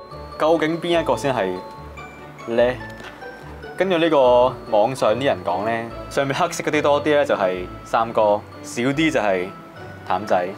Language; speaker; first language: Chinese; native; Chinese